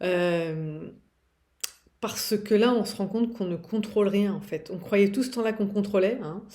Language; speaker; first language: French; native; French